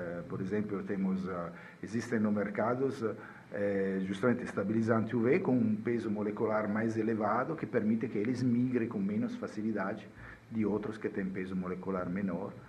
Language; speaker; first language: Portuguese; non-native, fluent; Italian